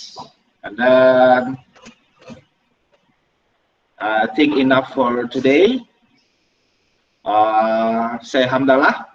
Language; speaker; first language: English; non-native, learner; Indonesian